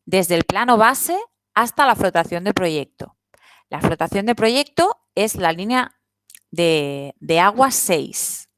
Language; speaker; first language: Spanish; non-native, local second language; Catalan